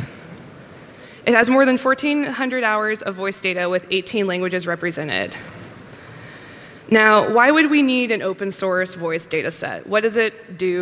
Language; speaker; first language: English; native; English